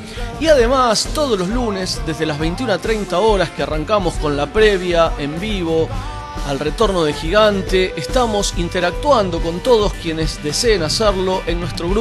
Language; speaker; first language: Spanish; native; Spanish